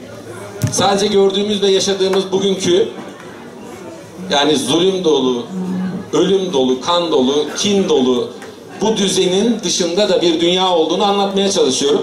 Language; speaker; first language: Turkish; native; Turkish